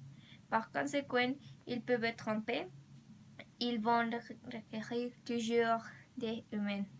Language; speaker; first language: French; non-native, learner; Spanish